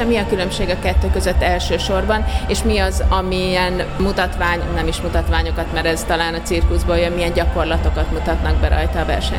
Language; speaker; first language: Hungarian; native; Hungarian